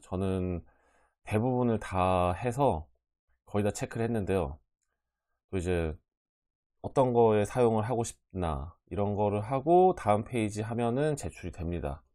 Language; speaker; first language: Korean; native; Korean